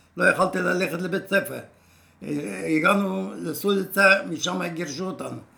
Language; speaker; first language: Hebrew; non-native, fluent; Romanian